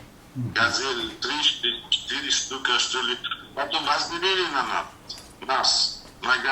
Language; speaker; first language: Russian; non-native, learner; Uzbek